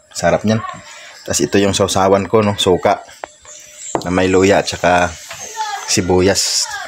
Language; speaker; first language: Filipino; non-native, local second language; Cebuano